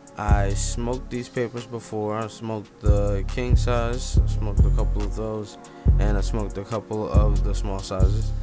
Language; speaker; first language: English; native; English